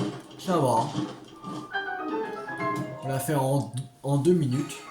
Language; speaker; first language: French; native; French